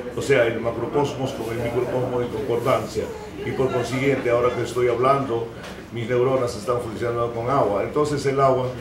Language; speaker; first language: Spanish; native; Spanish